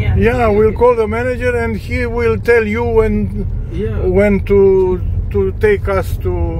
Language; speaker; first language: English; non-native, fluent; Romanian